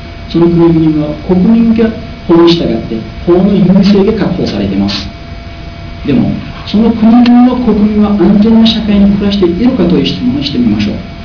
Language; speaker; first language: Japanese; non-native, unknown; Uzbek